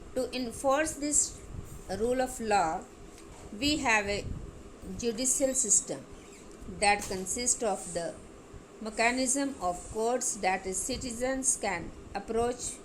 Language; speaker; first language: English; non-native, local second language; Hindi